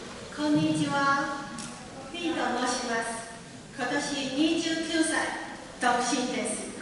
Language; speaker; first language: Japanese; non-native, learner; Chinese